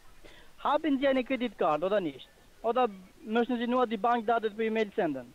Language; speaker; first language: German; non-native, learner; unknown